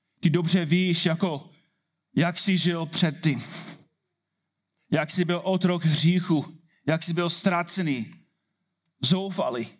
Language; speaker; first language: Czech; non-native, fluent; English